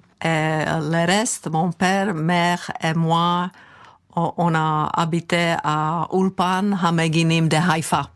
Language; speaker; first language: French; non-native, fluent; Czech